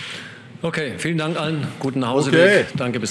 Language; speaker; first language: German; native; German